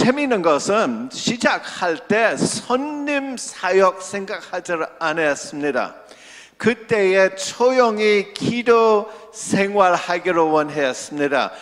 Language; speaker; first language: Korean; non-native, local second language; English